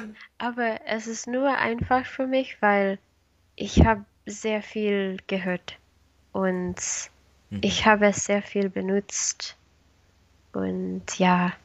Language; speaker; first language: German; non-native, learner; Spanish